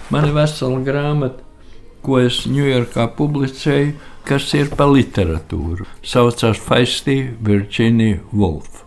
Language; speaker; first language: Latvian; native; Latvian